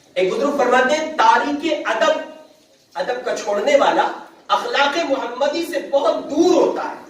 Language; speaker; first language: Urdu; native; Urdu